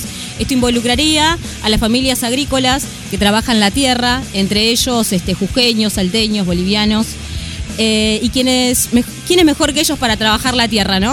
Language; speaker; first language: Spanish; native; Spanish